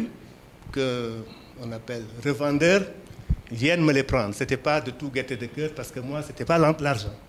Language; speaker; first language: French; non-native, local second language; Wolof